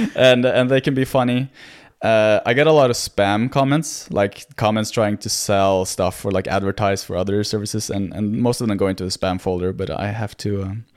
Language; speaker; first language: English; non-native, fluent; Norwegian